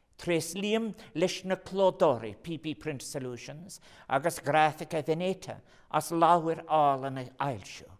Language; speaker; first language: Irish; non-native, local second language; English